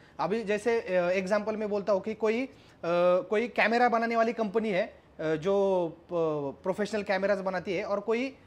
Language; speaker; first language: Hindi; non-native, local second language; Marathi